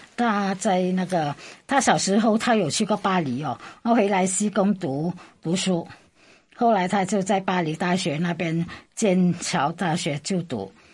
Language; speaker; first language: Chinese; non-native, fluent; Vietnamese